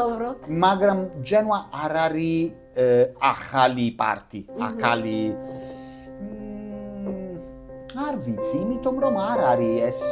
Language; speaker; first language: Georgian; non-native, learner; Italian